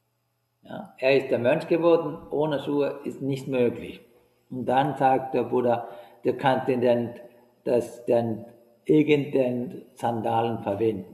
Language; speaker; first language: German; non-native, fluent; Sinhala